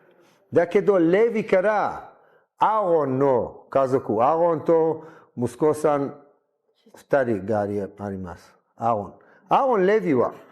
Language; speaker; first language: Japanese; non-native, learner; Hebrew